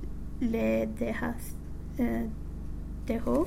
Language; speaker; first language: Spanish; non-native, learner; English